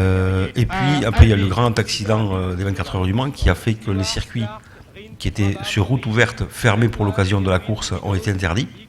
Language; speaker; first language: French; native; French